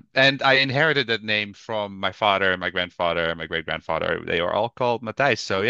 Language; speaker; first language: English; non-native, fluent; Dutch